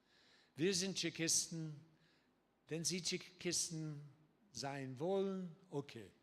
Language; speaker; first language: German; non-native, learner; English